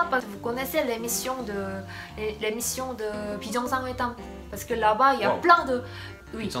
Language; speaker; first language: French; non-native, fluent; Korean